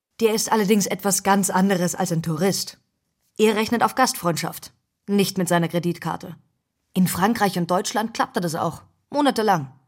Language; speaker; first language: German; native; German